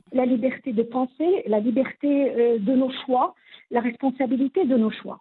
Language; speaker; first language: French; non-native, local second language; Arabic